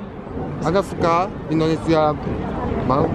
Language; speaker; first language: Indonesian; non-native, learner; Japanese